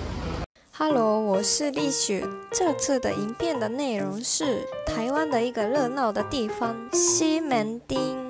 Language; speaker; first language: Chinese; non-native, learner; Japanese